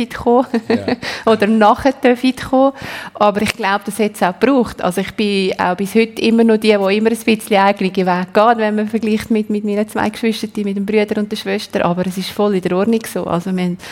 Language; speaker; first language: German; native; German